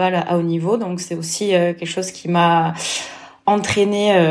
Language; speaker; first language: French; native; French